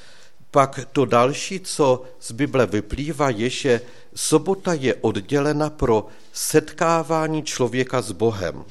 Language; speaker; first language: Czech; native; Czech